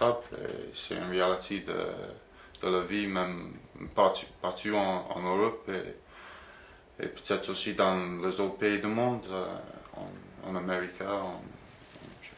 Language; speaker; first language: French; non-native, fluent; English